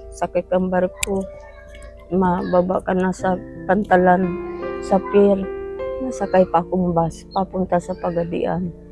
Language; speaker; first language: Filipino; non-native, local second language; Cebuano